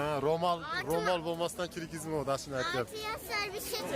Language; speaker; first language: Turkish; non-native, learner; Uzbek